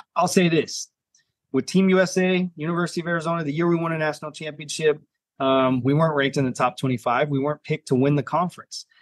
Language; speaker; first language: English; native; English